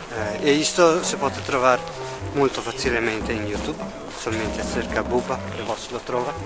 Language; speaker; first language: Italian; non-native, learner; Russian